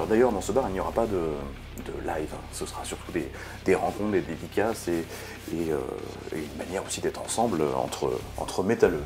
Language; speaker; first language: French; native; French